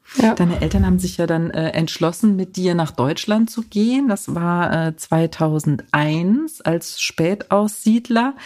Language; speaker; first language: German; native; German